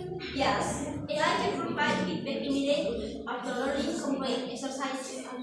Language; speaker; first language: English; non-native, learner; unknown